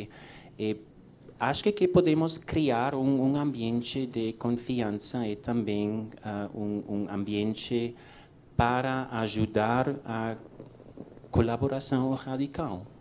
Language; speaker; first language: Portuguese; non-native, learner; English